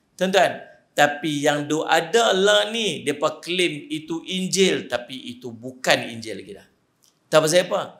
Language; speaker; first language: Malay; native; Malay